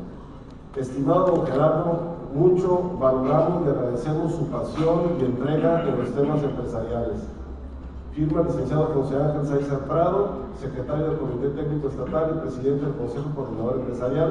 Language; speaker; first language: Spanish; native; Spanish